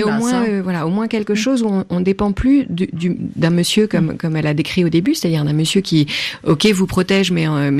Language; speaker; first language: French; native; French